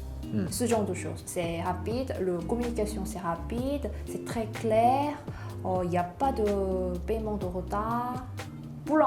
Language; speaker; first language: French; non-native, learner; Korean